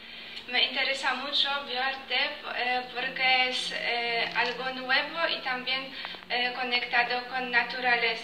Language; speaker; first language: Spanish; non-native, fluent; Polish